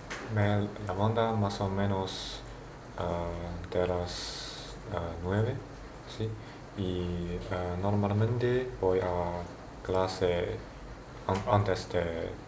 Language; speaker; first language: Spanish; non-native, learner; Chinese